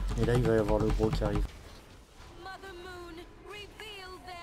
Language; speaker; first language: French; native; French